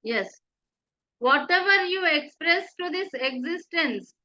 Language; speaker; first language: English; non-native, local second language; Telugu